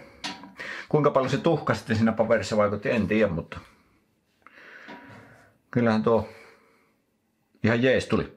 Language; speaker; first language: Finnish; native; Finnish